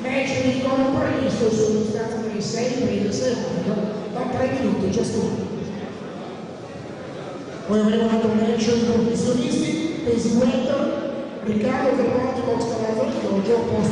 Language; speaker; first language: Italian; native; Italian